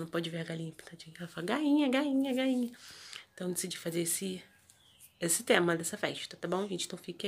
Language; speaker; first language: Portuguese; native; Portuguese